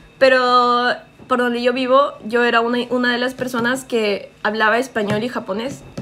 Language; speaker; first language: Spanish; early bilingual, heritage; Spanish